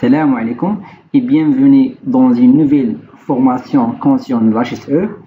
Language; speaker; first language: French; non-native, local second language; Arabic